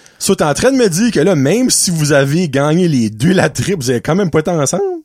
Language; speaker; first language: French; native; French